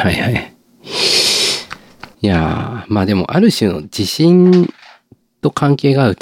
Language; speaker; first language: Japanese; native; Japanese